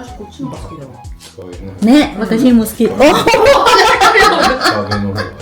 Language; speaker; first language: Japanese; non-native, fluent; Thai